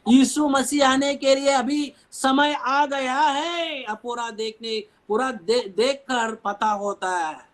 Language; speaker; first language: Hindi; non-native, local second language; Telugu